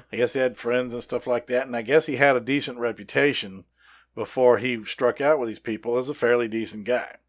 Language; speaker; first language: English; native; English